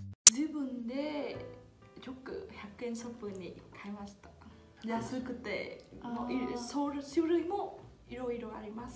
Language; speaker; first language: Japanese; non-native, fluent; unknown